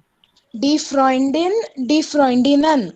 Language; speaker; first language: German; non-native, learner; Marathi